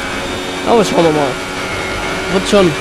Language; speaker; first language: German; native; German